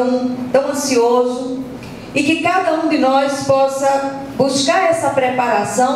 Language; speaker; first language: Portuguese; native; Portuguese